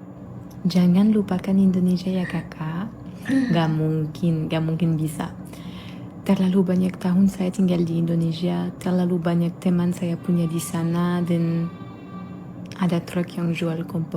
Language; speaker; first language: Indonesian; non-native, fluent; Maltese